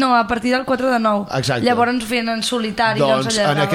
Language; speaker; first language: Catalan; native; Catalan